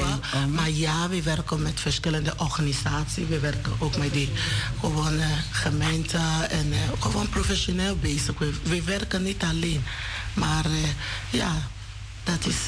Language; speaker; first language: Dutch; non-native, learner; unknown